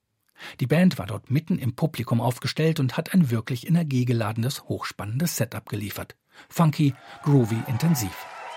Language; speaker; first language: German; native; German